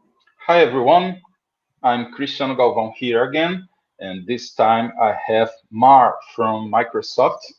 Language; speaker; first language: English; non-native, fluent; Portuguese